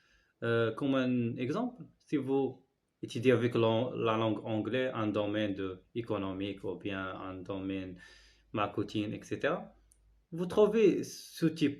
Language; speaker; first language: French; non-native, learner; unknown